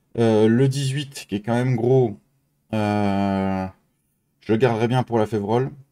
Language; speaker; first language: French; native; French